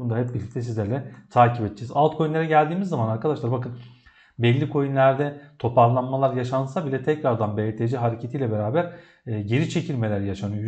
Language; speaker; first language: Turkish; native; Turkish